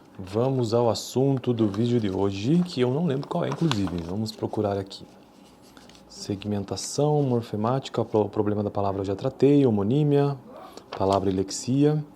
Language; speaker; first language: Portuguese; native; Portuguese